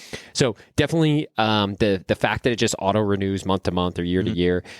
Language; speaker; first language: English; native; English